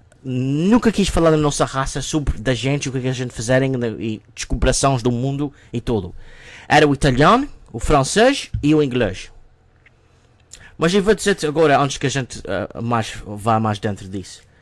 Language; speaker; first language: Portuguese; non-native, learner; English